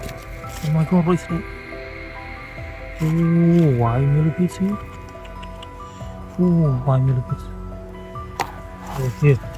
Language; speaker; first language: English; non-native, learner; Khmer